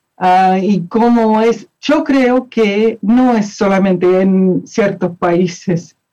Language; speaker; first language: Spanish; non-native, fluent; English